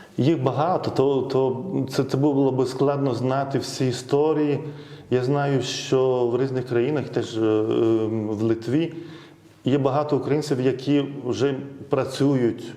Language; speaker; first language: Ukrainian; non-native, fluent; Lithuanian